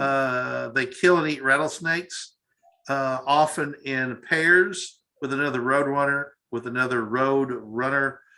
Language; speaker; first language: English; native; English